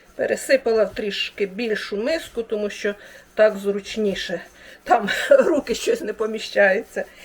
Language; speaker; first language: Ukrainian; native; Ukrainian